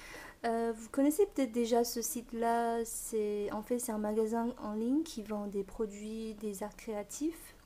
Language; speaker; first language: French; non-native, fluent; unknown